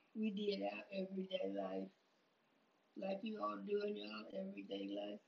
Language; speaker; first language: English; native; English